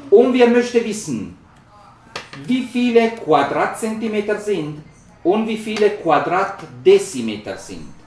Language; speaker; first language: German; non-native, learner; Spanish